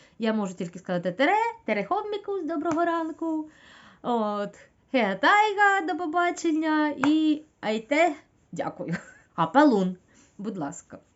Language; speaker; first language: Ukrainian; non-native, local second language; Russian